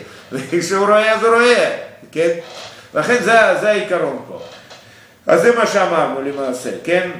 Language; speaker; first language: Hebrew; non-native, fluent; Russian